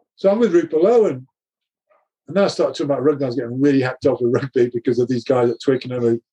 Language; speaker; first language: English; native; English